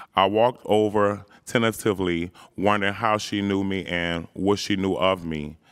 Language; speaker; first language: English; native; English